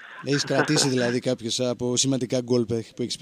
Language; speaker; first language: Greek; native; Greek